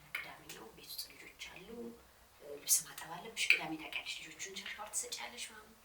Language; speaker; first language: Amharic; non-native, local second language; Sebat Bet Gurage